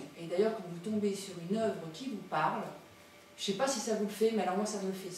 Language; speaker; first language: French; native; French